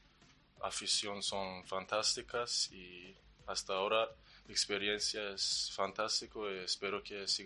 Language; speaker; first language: Spanish; non-native, learner; Persian